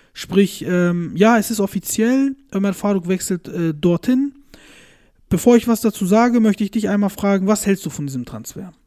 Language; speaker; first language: German; early bilingual, other home language; Turkish